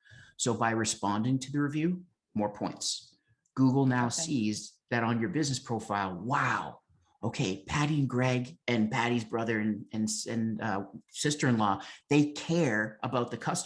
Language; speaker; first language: English; native; English